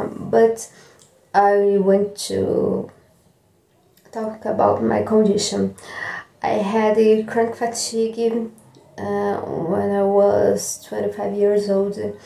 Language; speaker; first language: English; non-native, learner; Portuguese